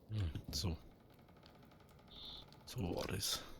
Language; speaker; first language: German; native; German